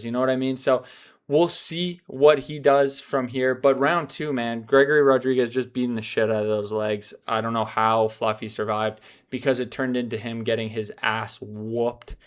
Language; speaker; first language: English; native; English